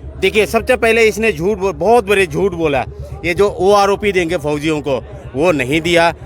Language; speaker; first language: Hindi; non-native, local second language; Manipuri